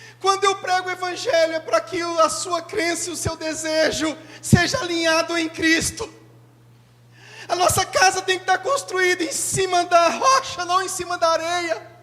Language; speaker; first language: Portuguese; native; Portuguese